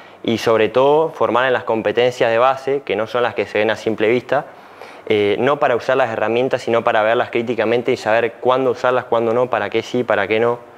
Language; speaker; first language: Spanish; native; Spanish